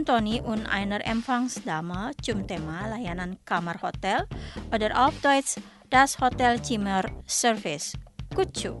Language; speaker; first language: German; non-native, fluent; Indonesian